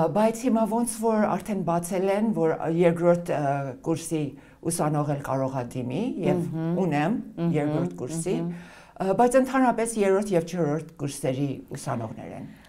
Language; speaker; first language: Armenian; early bilingual, heritage; Armenian